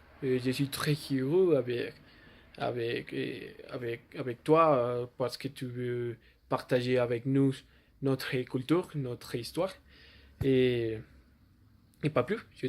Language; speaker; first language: French; non-native, learner; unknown